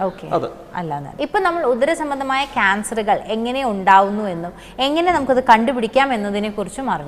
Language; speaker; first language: Malayalam; native; Malayalam